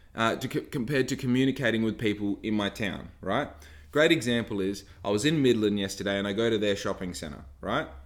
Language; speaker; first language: English; native; English